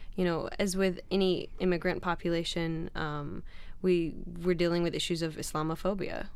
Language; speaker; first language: English; non-native, fluent; Arabic